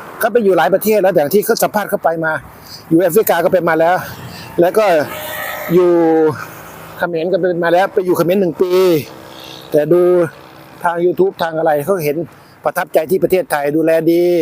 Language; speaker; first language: Thai; native; Thai